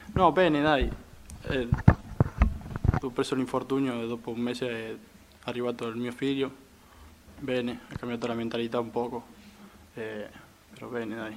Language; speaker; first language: Italian; non-native, fluent; Spanish